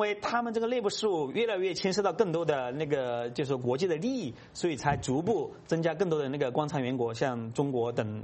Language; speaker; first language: Chinese; native; Chinese